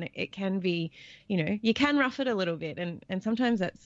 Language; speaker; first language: English; native; English